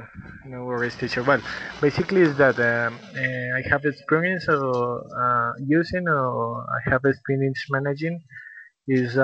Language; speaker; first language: English; non-native, learner; Spanish